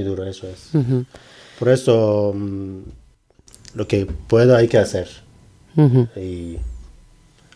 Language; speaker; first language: Spanish; non-native, learner; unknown